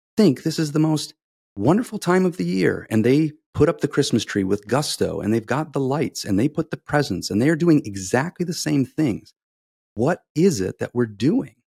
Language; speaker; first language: English; native; English